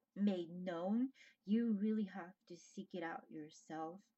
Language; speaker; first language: English; native; English